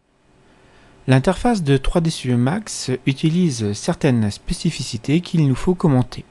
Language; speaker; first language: French; native; French